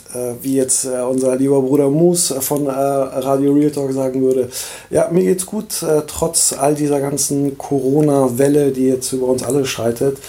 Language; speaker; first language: German; early bilingual, other home language; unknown